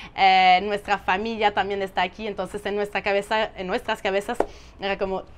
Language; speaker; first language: Spanish; non-native, fluent; French